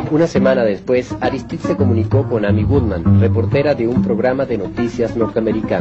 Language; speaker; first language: Spanish; native; Spanish